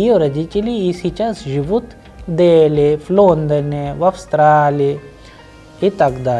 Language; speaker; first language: Russian; non-native, fluent; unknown